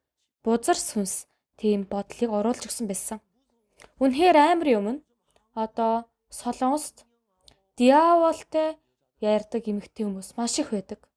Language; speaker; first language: Mongolian; non-native, fluent; Korean